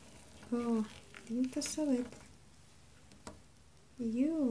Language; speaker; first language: Swedish; non-native, learner; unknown